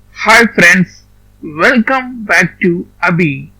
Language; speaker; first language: English; non-native, local second language; Telugu